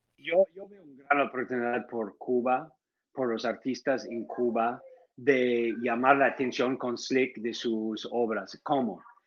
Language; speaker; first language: Spanish; non-native, fluent; English